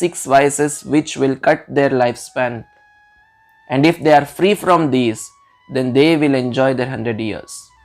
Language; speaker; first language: English; non-native, local second language; Kannada